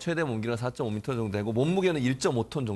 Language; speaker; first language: Korean; native; Korean